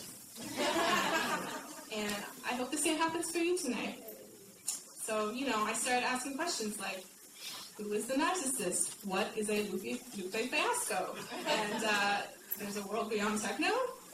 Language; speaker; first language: English; native; English